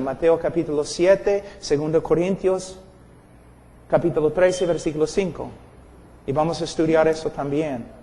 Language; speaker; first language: Spanish; non-native, fluent; English